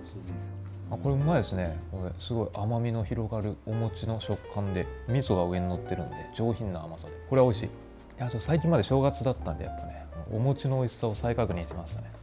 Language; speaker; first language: Japanese; native; Japanese